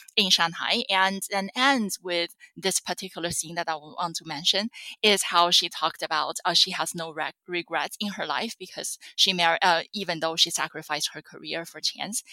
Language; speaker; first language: English; non-native, fluent; Chinese